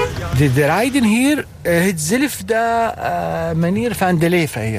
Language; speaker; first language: Dutch; non-native, learner; Arabic